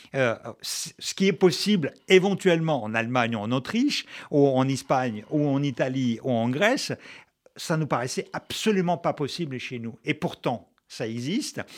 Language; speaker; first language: French; non-native, fluent; Russian